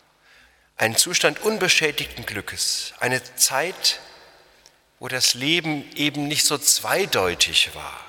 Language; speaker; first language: German; native; German